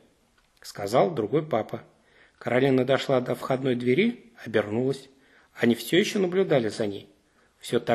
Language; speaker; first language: Russian; native; Russian